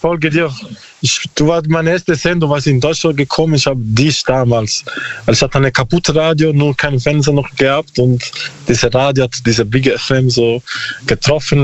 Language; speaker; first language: German; non-native, learner; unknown